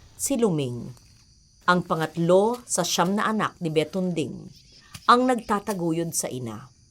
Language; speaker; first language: Filipino; native; Filipino